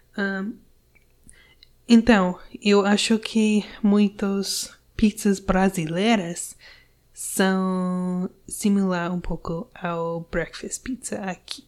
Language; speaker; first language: Portuguese; non-native, learner; English